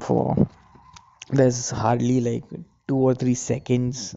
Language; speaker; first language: English; non-native, local second language; Marathi